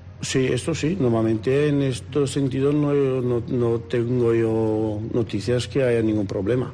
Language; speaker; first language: Spanish; non-native, fluent; Romanian